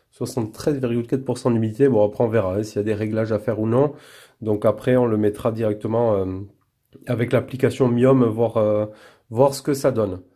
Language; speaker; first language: French; native; French